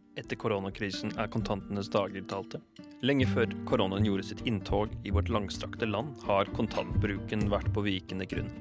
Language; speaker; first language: Norwegian; native; Norwegian